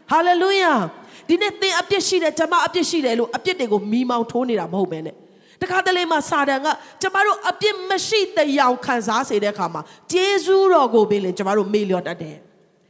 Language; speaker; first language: Burmese; non-native, local second language; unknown